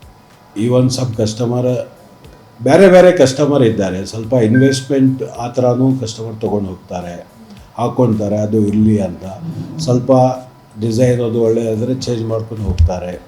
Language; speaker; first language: Kannada; non-native, local second language; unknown